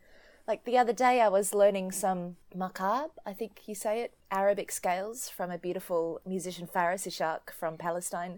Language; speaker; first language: English; native; English